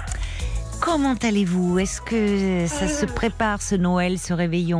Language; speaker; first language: French; native; French